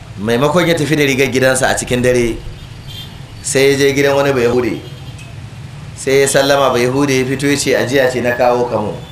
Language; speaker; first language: Hausa; native; Hausa